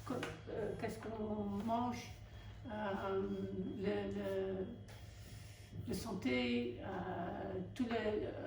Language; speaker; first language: French; non-native, fluent; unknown